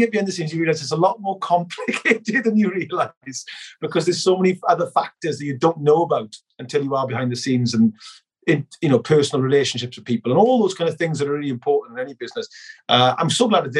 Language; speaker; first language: English; native; English